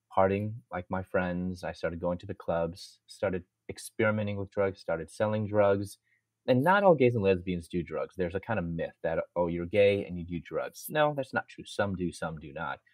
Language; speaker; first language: English; native; English